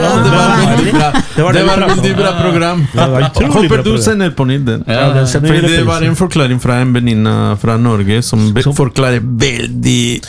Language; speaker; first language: Swedish; non-native, learner; Spanish